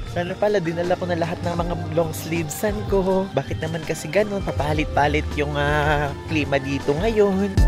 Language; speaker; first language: Filipino; native; Filipino